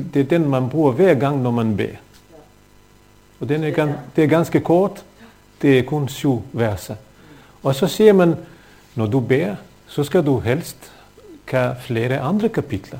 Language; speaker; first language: Danish; non-native, fluent; Bosnian